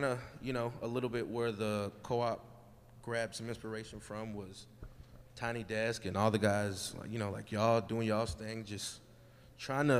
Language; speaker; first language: English; native; English